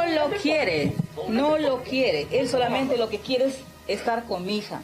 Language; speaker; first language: Spanish; native; Spanish